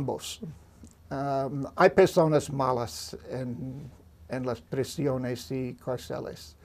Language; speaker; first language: Spanish; non-native, fluent; English